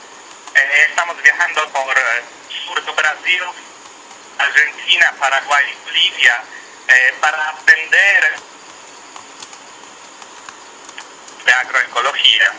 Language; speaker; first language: Portuguese; non-native, learner; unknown